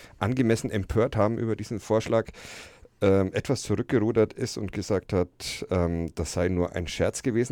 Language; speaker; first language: German; native; German